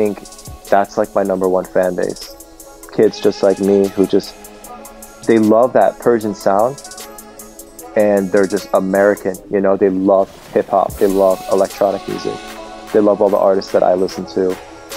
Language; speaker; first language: English; native; English